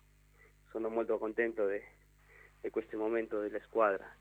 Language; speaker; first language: Italian; non-native, learner; Spanish